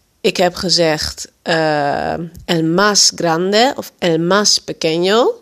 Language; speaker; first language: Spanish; non-native, fluent; Dutch